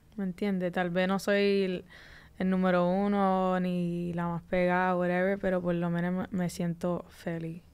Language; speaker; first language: Spanish; early bilingual, heritage; Spanish